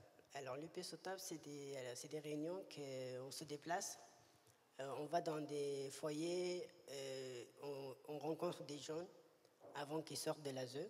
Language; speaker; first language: French; early bilingual, other home language; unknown